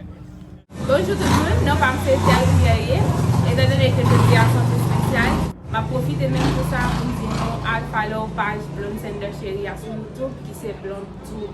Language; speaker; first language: French; non-native, local second language; Haitian Creole